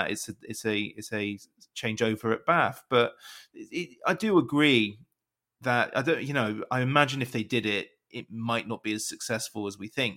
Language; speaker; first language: English; native; English